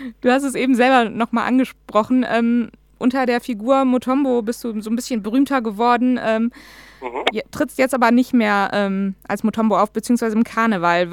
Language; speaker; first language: German; native; German